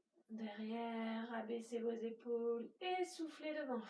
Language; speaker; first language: French; native; French